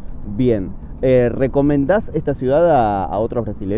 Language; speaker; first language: Spanish; native; Spanish